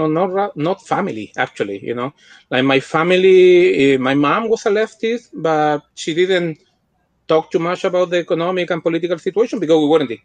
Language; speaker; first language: English; non-native, fluent; Spanish